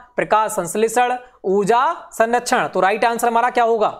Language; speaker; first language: Hindi; native; Hindi